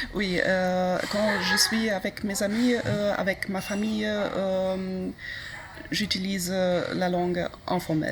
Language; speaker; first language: French; non-native, learner; German